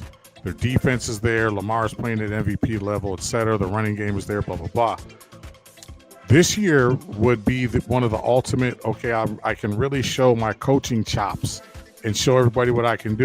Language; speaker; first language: English; native; English